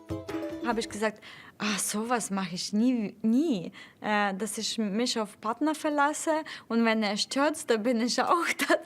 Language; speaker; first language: German; non-native, fluent; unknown